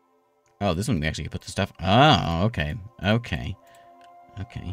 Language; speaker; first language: English; native; English